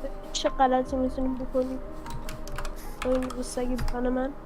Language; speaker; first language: Persian; native; Persian